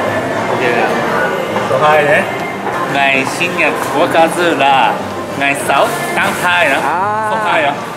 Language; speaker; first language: Vietnamese; non-native, learner; Japanese